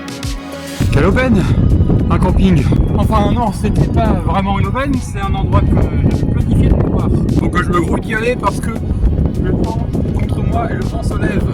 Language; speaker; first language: French; native; French